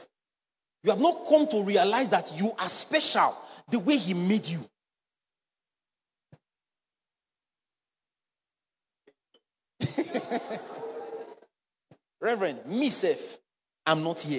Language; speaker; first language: English; non-native, local second language; Bini